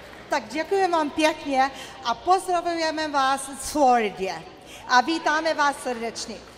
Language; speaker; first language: Czech; early bilingual, heritage; Czech